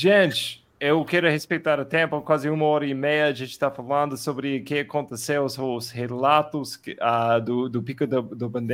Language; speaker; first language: Portuguese; non-native, fluent; English